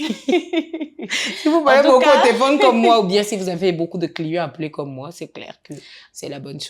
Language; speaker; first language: French; native; French